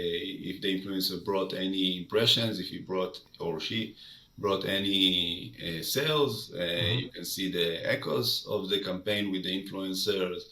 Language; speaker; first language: English; non-native, fluent; Hebrew